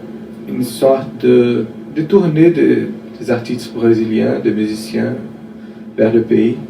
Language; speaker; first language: French; non-native, fluent; Portuguese